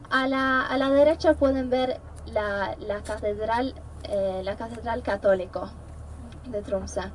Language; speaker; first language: Spanish; non-native, fluent; Norwegian